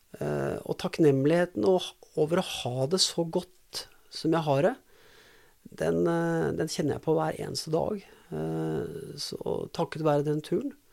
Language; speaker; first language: Norwegian; native; Norwegian